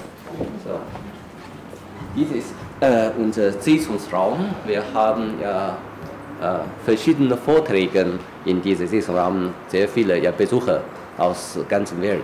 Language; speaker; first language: German; non-native, fluent; Chinese